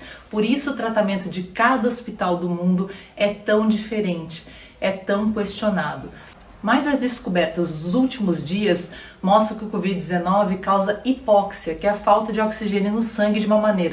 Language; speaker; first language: Portuguese; native; Portuguese